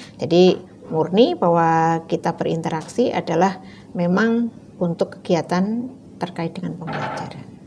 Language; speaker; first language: Indonesian; native; Indonesian